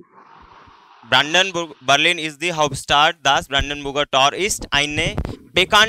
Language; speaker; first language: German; non-native, learner; Hindi